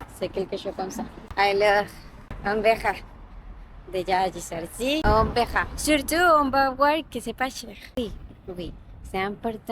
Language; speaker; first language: French; non-native, learner; Spanish